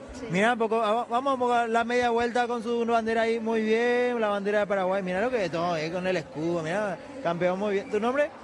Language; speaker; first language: Spanish; native; Spanish